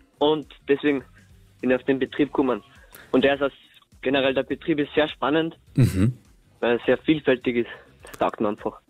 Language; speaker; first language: German; native; German